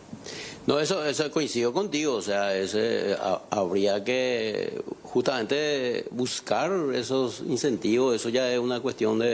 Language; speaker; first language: Spanish; native; Spanish